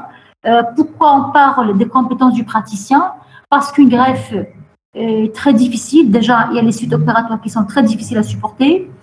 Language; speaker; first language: French; non-native, local second language; Arabic